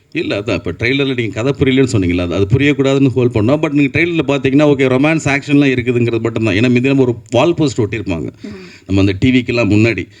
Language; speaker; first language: Tamil; native; Tamil